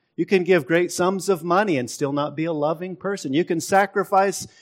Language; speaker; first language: English; native; English